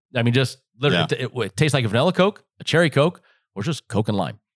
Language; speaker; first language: English; native; English